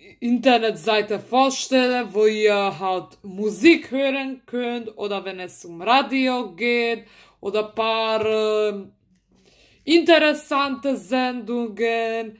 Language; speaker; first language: German; early bilingual, other home language; Macedonian